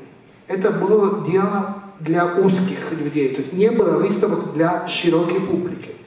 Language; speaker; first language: Russian; non-native, fluent; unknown